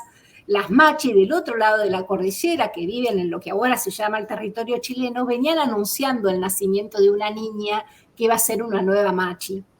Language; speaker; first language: Spanish; native; Spanish